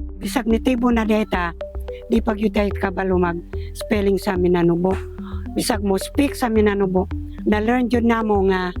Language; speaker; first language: Cebuano; non-native, local second language; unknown